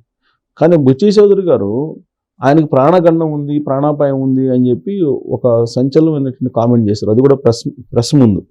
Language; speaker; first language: Telugu; native; Telugu